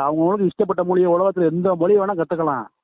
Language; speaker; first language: Tamil; native; Tamil